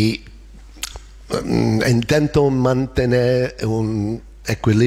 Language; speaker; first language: Spanish; non-native, learner; English